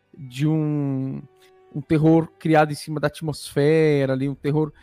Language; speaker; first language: Portuguese; early bilingual, other home language; Italian